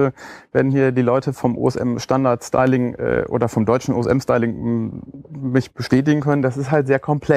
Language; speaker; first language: German; native; German